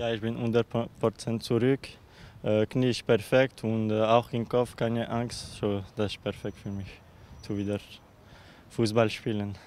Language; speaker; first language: German; non-native, learner; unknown